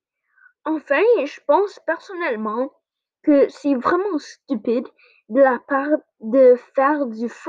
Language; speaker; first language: French; non-native, learner; English